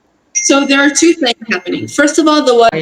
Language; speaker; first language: English; non-native, fluent; Hebrew